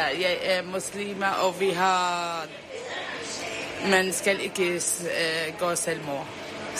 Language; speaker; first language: Danish; non-native, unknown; Arabic